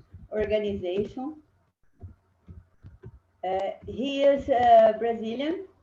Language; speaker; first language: English; non-native, learner; Portuguese